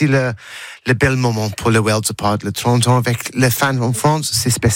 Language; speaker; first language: French; non-native, learner; English